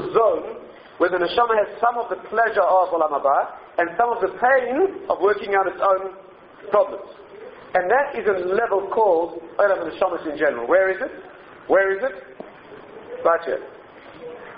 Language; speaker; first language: English; native; English